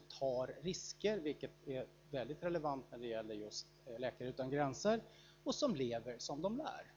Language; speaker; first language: Swedish; native; Swedish